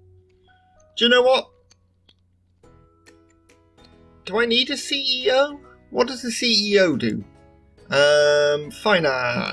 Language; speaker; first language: English; native; English